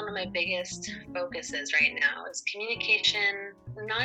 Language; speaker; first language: English; native; English